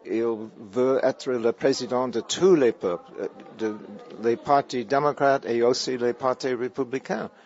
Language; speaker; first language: French; non-native, fluent; English